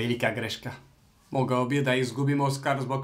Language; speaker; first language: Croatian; non-native, learner; French